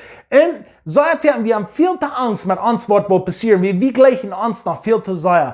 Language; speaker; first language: German; non-native, learner; English